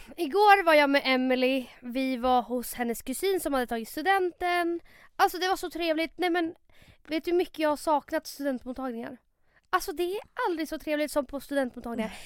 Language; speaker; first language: Swedish; early bilingual, other home language; Spanish